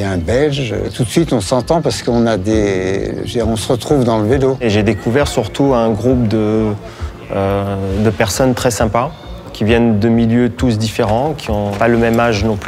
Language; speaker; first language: French; native; French